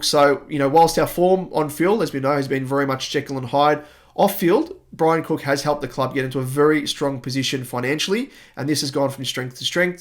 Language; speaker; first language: English; native; English